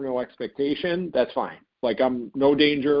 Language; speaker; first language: English; native; English